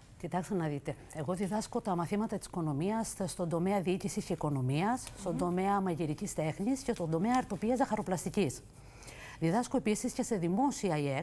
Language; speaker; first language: Greek; native; Greek